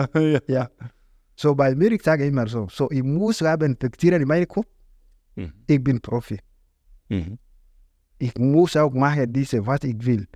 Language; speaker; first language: German; non-native, learner; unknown